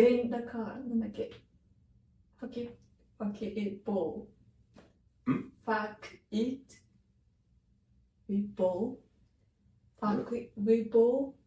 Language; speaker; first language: Japanese; native; Japanese